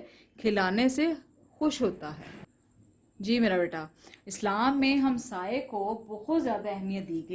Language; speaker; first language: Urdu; non-native, local second language; Punjabi